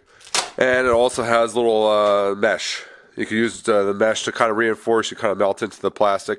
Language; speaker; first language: English; native; English